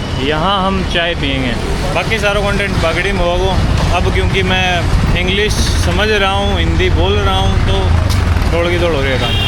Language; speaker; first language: Hindi; native; Hindi